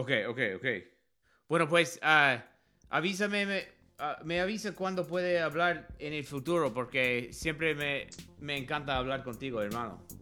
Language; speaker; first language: Spanish; non-native, learner; English